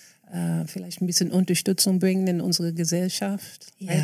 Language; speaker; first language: German; non-native, fluent; English